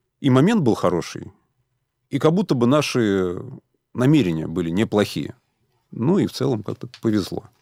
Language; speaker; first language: Russian; native; Russian